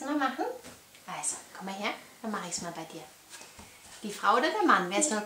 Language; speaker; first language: German; native; German